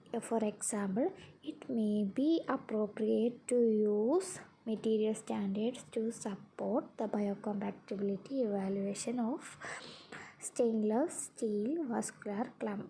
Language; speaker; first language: English; non-native, local second language; Malayalam